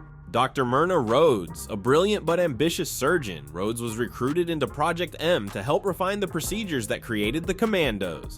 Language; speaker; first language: English; native; English